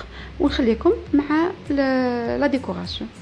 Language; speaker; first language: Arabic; native; Arabic